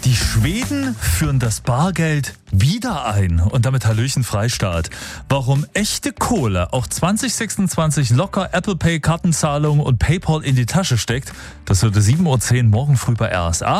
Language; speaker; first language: German; native; German